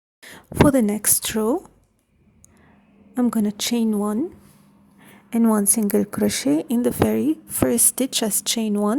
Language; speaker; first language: English; non-native, fluent; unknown